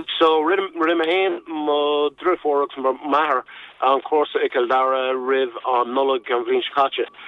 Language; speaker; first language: Irish; non-native, local second language; English